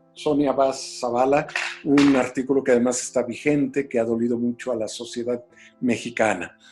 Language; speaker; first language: Spanish; native; Spanish